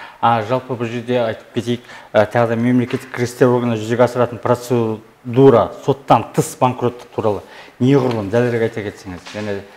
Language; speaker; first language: Kazakh; native; Kazakh